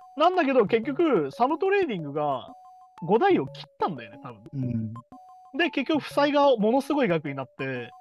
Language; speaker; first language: Japanese; native; Japanese